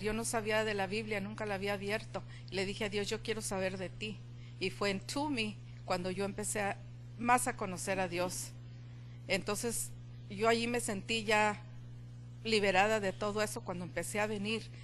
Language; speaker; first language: Spanish; native; Spanish